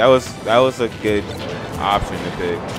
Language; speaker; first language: English; native; English